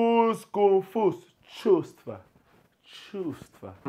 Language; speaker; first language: Russian; non-native, learner; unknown